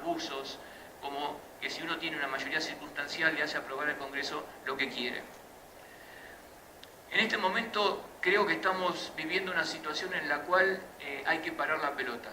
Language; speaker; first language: Spanish; native; Spanish